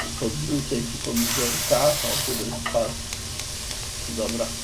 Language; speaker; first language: Polish; native; Polish